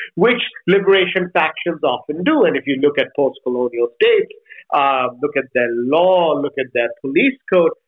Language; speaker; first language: English; non-native, local second language; Bangla